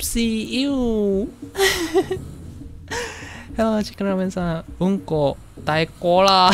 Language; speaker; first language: Japanese; non-native, learner; Indonesian